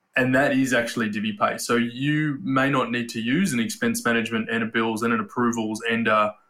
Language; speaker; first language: English; native; English